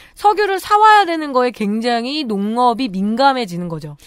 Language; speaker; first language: Korean; native; Korean